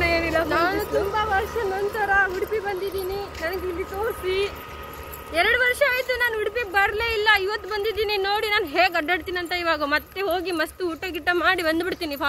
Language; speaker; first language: Kannada; non-native, local second language; Lambadi